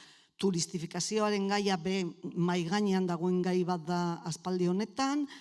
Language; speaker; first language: Basque; native; Basque